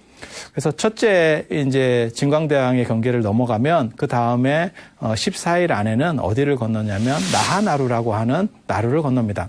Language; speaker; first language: Korean; native; Korean